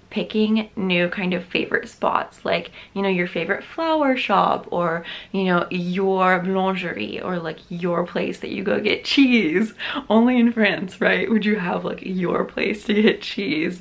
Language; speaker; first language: English; native; English